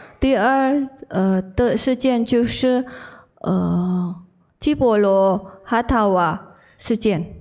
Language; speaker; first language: Chinese; non-native, learner; Indonesian